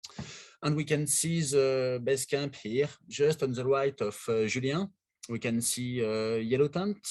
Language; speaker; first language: English; non-native, learner; French